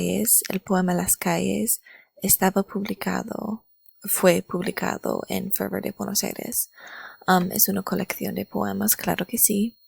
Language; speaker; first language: Spanish; non-native, learner; English